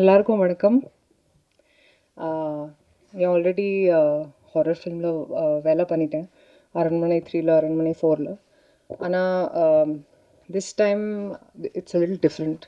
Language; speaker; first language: Tamil; non-native, fluent; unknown